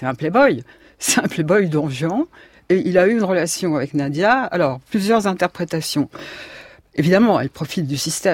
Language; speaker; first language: French; native; French